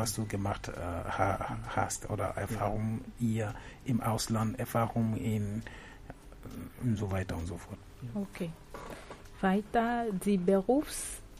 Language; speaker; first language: German; non-native, fluent; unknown